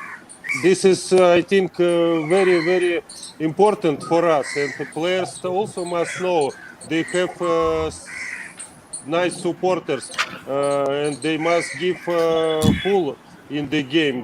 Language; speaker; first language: English; non-native, learner; Russian